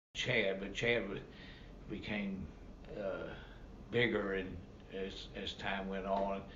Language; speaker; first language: English; native; English